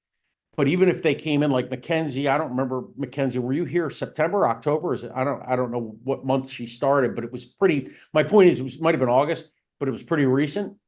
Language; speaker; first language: English; native; English